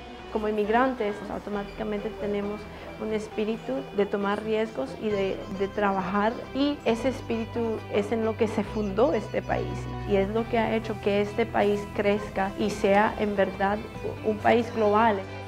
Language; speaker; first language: Spanish; early bilingual, heritage; Spanish